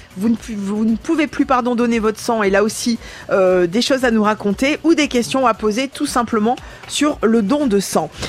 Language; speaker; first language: French; native; French